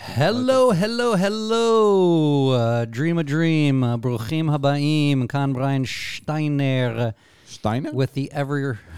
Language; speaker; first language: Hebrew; non-native, fluent; English